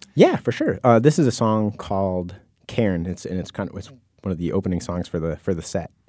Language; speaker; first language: English; native; English